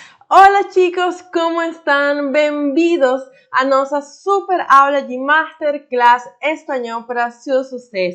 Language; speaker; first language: Portuguese; non-native, fluent; Spanish